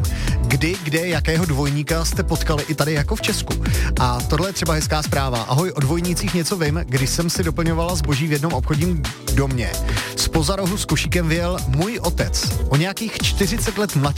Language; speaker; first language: Czech; native; Czech